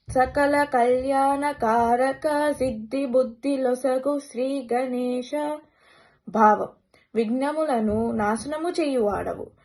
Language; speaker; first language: Telugu; early bilingual, heritage; Telugu